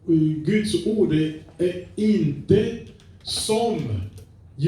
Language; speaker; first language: Swedish; non-native, fluent; French